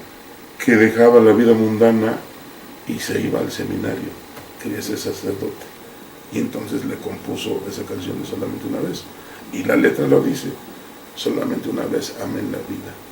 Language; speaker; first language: Spanish; native; Spanish